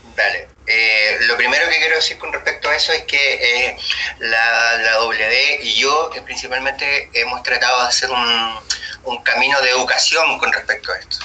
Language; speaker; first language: Spanish; native; Spanish